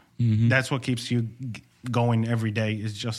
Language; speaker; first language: English; native; English